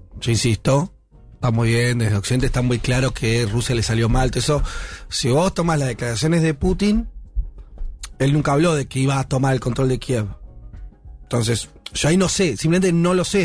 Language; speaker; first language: Spanish; native; Spanish